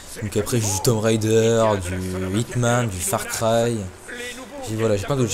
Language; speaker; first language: French; native; French